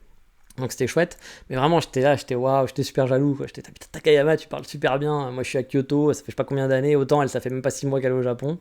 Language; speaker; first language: French; native; French